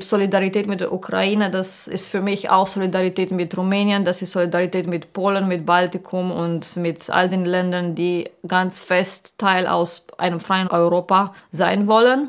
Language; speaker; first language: German; non-native, fluent; Romanian